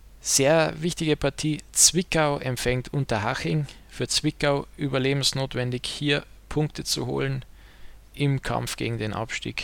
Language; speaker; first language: German; native; German